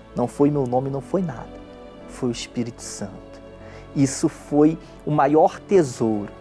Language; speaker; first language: Portuguese; native; Portuguese